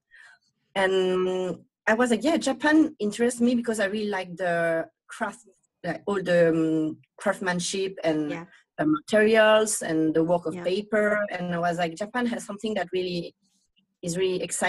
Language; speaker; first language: English; non-native, fluent; Vietnamese